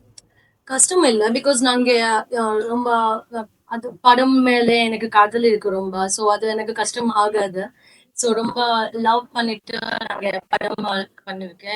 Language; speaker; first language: Tamil; non-native, learner; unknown